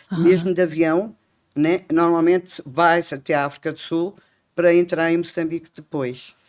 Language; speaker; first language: Portuguese; native; Portuguese